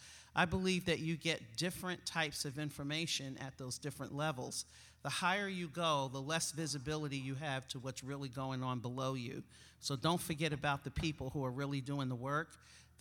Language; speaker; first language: English; native; English